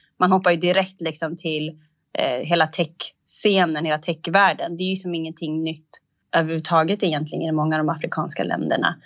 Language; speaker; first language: Swedish; early bilingual, other home language; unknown